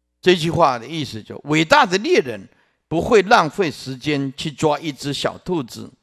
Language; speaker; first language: Chinese; non-native, local second language; Min Nan Chinese